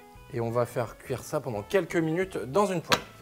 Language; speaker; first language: French; native; French